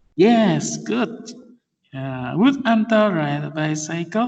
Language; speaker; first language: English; non-native, fluent; Indonesian